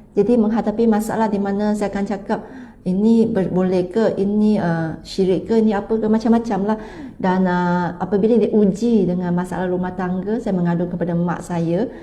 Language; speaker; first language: Malay; non-native, local second language; Chinese